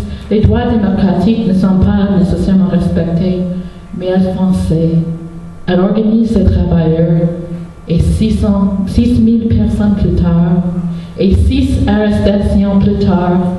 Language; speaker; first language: French; non-native, local second language; English